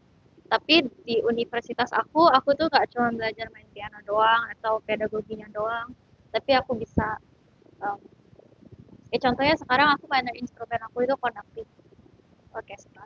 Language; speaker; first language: Indonesian; native; Indonesian